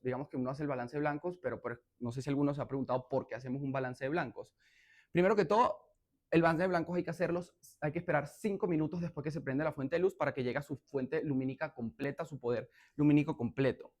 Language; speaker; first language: Spanish; native; Spanish